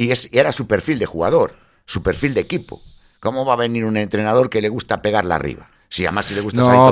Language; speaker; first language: Spanish; native; Spanish